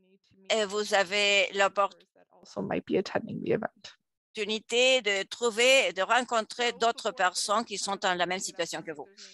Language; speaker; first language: French; non-native, fluent; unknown